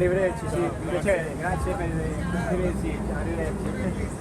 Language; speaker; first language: Italian; non-native, learner; Spanish